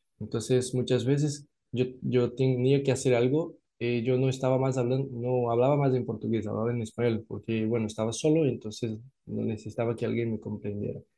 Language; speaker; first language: Spanish; non-native, fluent; Portuguese